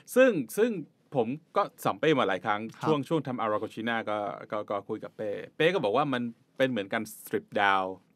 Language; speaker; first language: Thai; native; Thai